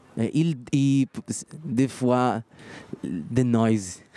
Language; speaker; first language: French; non-native, learner; Portuguese